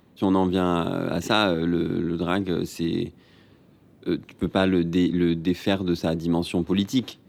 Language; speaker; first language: French; native; French